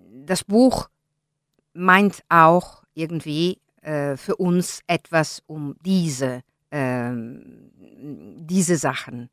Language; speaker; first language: German; non-native, learner; Italian